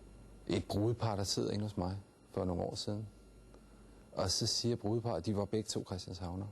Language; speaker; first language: Danish; native; Danish